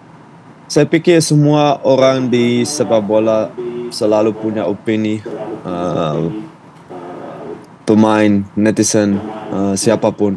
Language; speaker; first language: Indonesian; non-native, fluent; Dutch